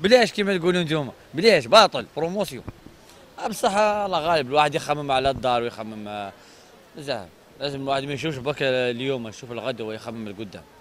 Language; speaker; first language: Arabic; native; Arabic